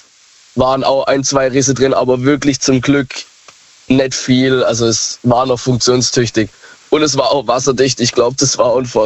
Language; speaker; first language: German; native; German